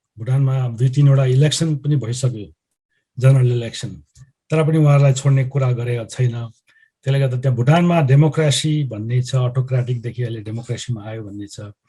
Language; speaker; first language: Nepali; native; Nepali